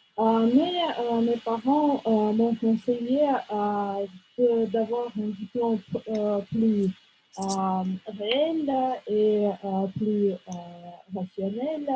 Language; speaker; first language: French; non-native, fluent; Russian